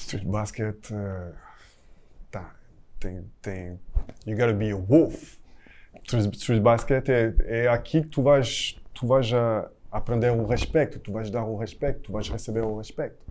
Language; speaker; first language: Portuguese; non-native, fluent; French